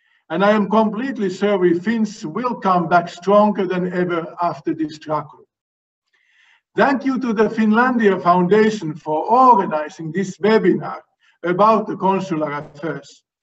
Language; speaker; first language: English; non-native, fluent; Finnish